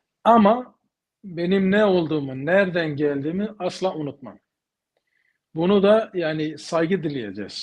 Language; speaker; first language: Turkish; early bilingual, heritage; Kurdish